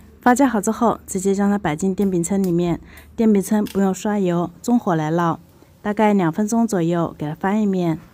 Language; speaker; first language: Chinese; native; Chinese